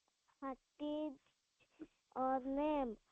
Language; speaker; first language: English; non-native, learner; Odia